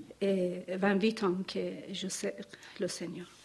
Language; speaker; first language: French; non-native, learner; Persian